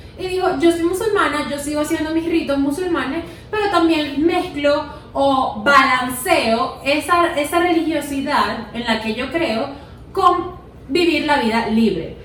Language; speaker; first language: Spanish; native; Spanish